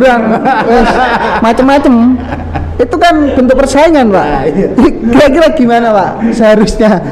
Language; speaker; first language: Indonesian; native; Indonesian